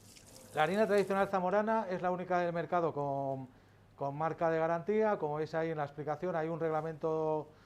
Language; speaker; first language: Spanish; native; Spanish